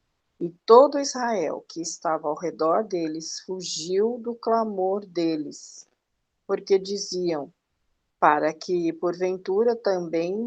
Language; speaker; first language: Portuguese; native; Portuguese